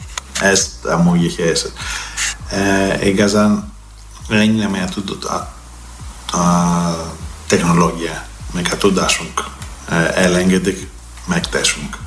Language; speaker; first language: Hungarian; non-native, learner; Greek